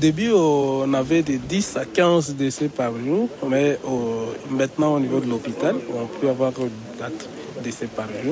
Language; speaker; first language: French; native; French